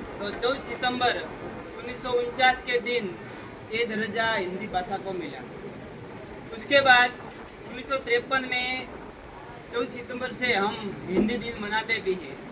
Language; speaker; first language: Hindi; non-native, local second language; Gujarati